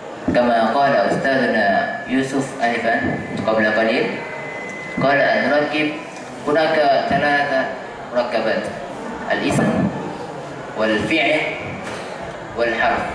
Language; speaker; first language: Arabic; non-native, fluent; Indonesian